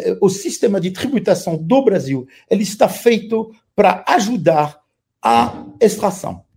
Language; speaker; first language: Portuguese; non-native, fluent; French